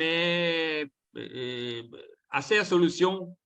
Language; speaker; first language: French; non-native, learner; Italian